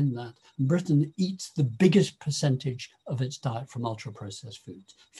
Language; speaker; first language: English; native; English